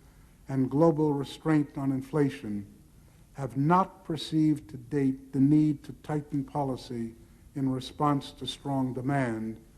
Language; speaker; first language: English; native; English